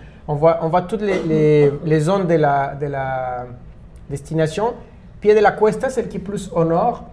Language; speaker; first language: French; non-native, fluent; Spanish